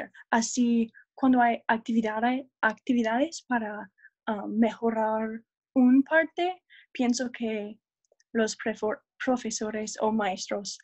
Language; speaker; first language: Spanish; non-native, learner; English